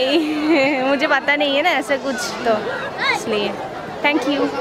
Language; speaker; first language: Hindi; non-native, local second language; Bangla